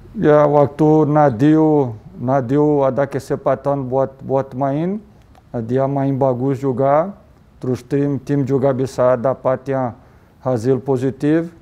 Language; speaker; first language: Indonesian; non-native, learner; Portuguese